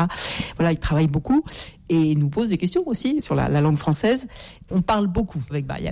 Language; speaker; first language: French; native; French